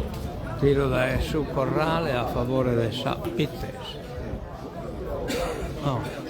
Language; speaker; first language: Italian; native; Italian